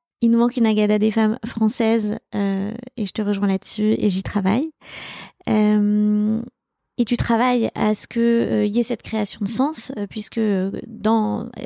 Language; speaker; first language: French; native; French